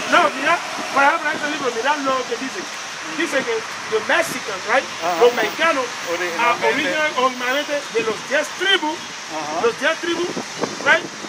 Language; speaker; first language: Spanish; non-native, learner; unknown